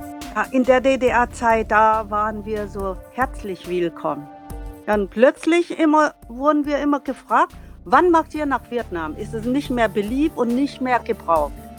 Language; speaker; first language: German; non-native, learner; Vietnamese